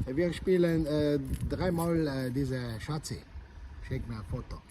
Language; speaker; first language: German; non-native, learner; Slovenian